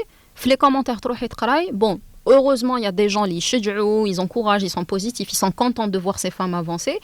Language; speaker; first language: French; non-native, local second language; Arabic